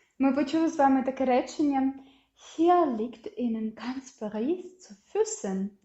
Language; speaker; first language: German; non-native, fluent; Ukrainian